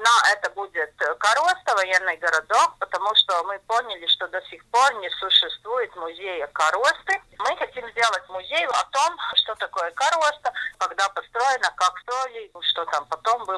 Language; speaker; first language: Russian; non-native, local second language; Latvian